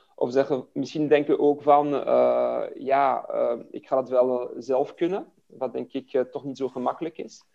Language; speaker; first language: Dutch; non-native, fluent; French